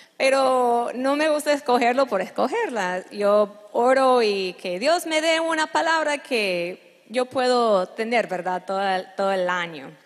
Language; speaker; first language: Spanish; non-native, fluent; English